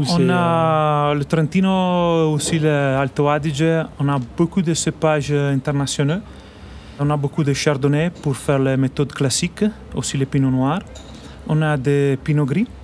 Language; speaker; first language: French; non-native, learner; Italian